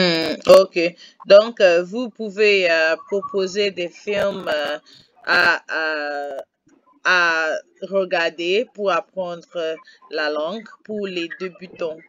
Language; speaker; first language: French; non-native, fluent; Igbo